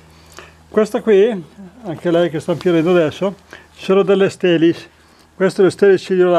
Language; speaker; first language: Italian; native; Italian